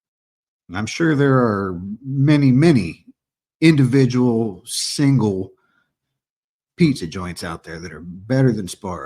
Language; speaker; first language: English; native; English